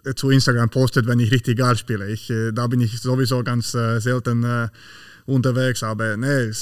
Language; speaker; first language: German; non-native, fluent; Slovak